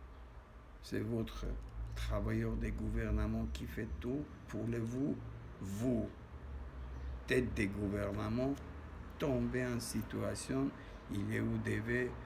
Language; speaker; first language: French; non-native, learner; Armenian